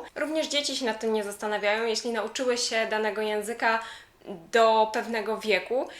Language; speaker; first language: Polish; native; Polish